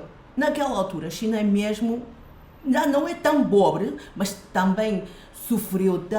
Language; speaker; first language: Portuguese; non-native, fluent; Chinese